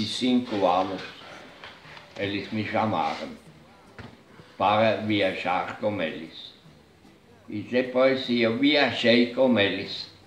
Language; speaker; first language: Portuguese; non-native, fluent; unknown